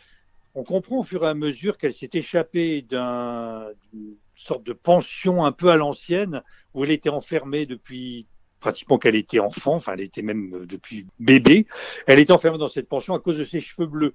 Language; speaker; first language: French; native; French